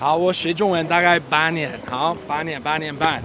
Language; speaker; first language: Chinese; non-native, learner; English